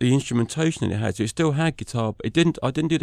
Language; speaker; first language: English; native; English